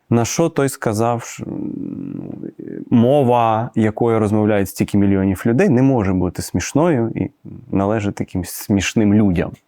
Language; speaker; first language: Ukrainian; native; Ukrainian